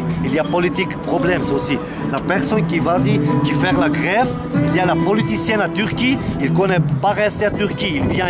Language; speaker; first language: French; non-native, learner; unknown